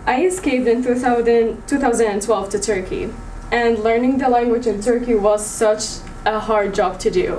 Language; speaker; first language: English; early bilingual, other home language; Arabic